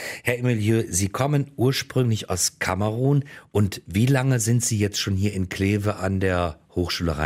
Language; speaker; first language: German; native; German